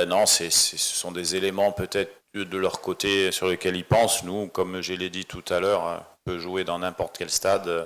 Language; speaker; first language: French; native; French